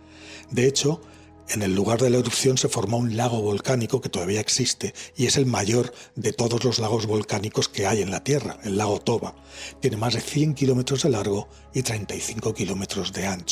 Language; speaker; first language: Spanish; native; Spanish